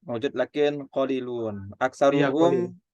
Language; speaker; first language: Arabic; non-native, fluent; Indonesian